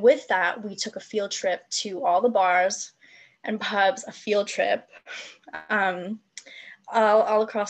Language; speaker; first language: English; non-native, local second language; Cantonese